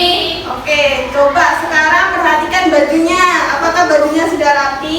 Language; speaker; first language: Indonesian; native; Indonesian